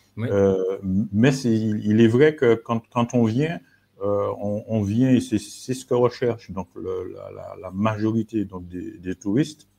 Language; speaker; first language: French; native; French